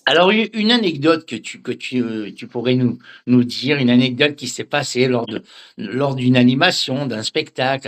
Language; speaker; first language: French; native; French